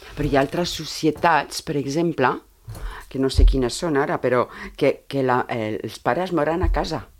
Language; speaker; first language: Catalan; early bilingual, heritage; Catalan